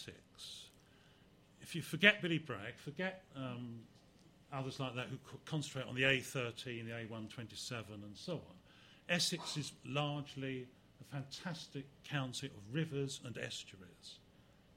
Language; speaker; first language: English; native; English